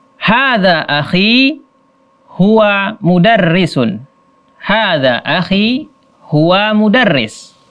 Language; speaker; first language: Arabic; non-native, fluent; Indonesian